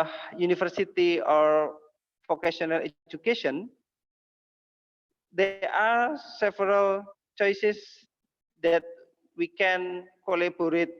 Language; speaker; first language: English; non-native, learner; Indonesian